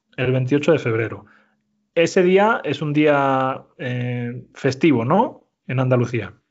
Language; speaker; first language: Spanish; native; Spanish